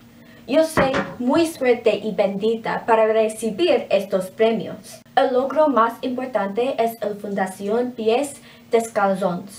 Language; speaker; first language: Spanish; non-native, learner; English